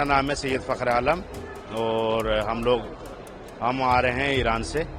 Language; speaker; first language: Hindi; native; Hindi